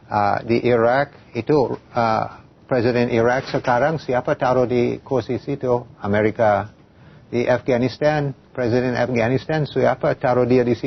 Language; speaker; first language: Indonesian; non-native, fluent; English